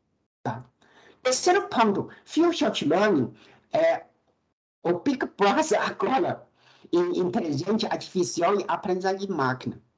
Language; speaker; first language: Portuguese; non-native, fluent; Chinese